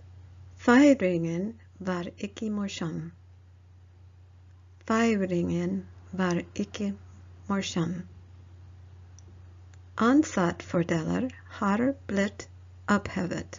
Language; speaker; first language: Norwegian; non-native, learner; English